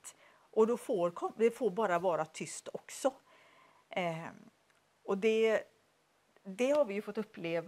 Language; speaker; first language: Swedish; native; Swedish